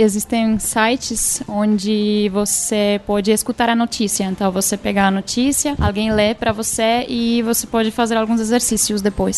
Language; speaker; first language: Portuguese; non-native, fluent; Czech